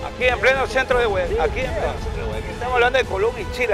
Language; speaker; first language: Spanish; native; Spanish